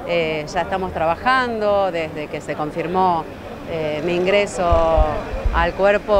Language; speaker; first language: Spanish; native; Spanish